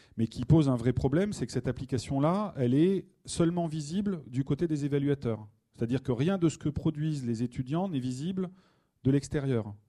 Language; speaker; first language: French; native; French